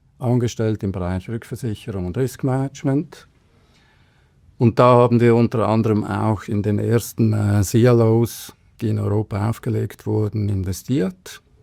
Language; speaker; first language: German; native; German